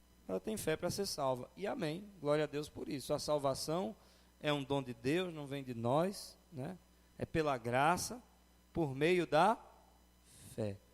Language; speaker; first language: Portuguese; native; Portuguese